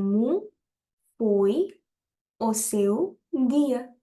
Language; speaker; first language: Portuguese; non-native, fluent; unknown